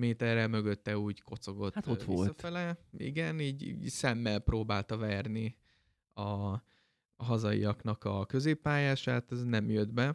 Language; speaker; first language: Hungarian; native; Hungarian